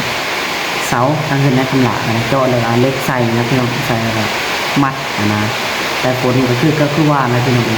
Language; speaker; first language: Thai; non-native, local second language; Lao